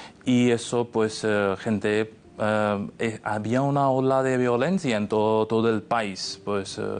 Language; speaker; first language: Spanish; non-native, fluent; Urdu